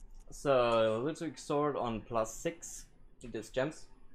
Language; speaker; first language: English; non-native, fluent; German